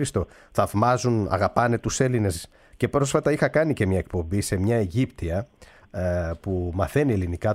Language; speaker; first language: Greek; native; Greek